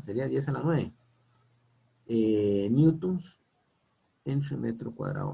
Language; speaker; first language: Spanish; native; Spanish